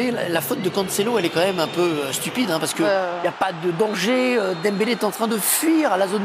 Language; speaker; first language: French; native; French